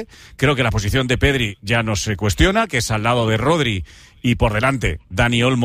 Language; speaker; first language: Spanish; native; Spanish